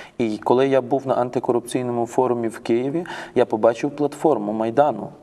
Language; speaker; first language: Ukrainian; native; Ukrainian